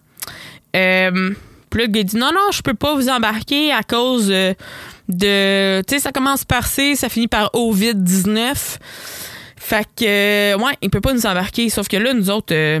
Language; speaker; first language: French; native; French